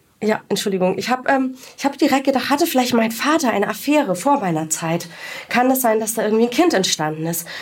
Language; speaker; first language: German; early bilingual, other home language; Greek